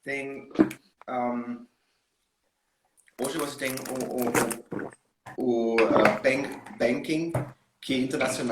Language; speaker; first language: Portuguese; non-native, learner; German